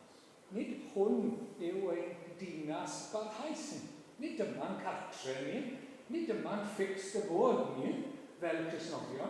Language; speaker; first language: Welsh; native; Welsh